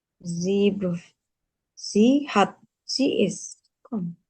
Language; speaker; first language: German; non-native, learner; Indonesian